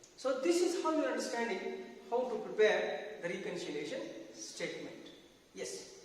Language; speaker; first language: English; non-native, local second language; Kannada